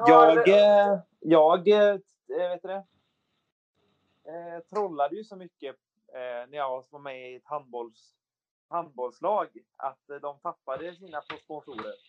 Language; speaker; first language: Swedish; native; Swedish